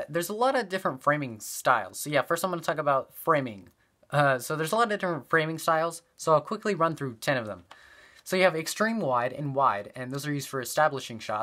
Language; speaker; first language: English; native; English